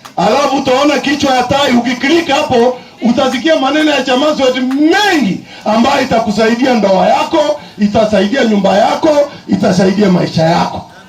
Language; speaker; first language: Swahili; non-native, local second language; Kalenjin